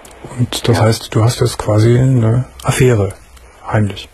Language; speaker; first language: German; native; German